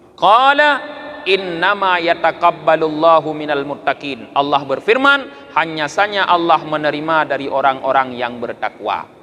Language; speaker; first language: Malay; non-native, local second language; Achinese